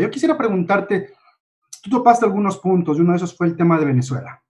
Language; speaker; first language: Spanish; native; Spanish